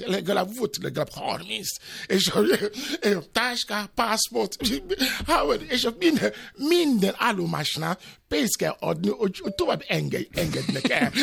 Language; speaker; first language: Hungarian; non-native, learner; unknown